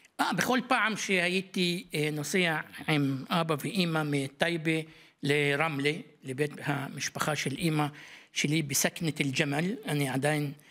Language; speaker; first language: Hebrew; non-native, local second language; Arabic